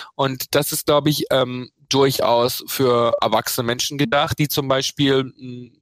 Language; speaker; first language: German; native; German